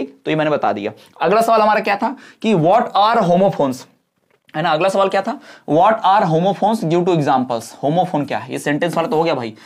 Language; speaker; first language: Hindi; non-native, local second language; Bhojpuri